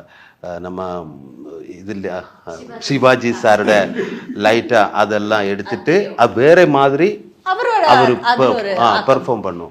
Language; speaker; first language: Tamil; non-native, learner; Malayalam